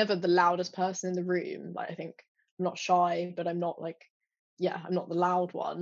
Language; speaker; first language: English; native; English